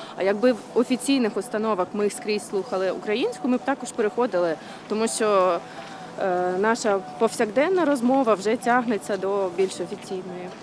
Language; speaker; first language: Ukrainian; non-native, local second language; Russian